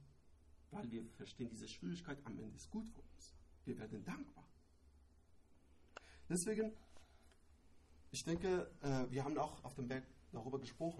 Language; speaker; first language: German; non-native, learner; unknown